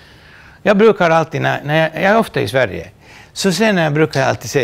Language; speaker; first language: Swedish; non-native, local second language; Finnish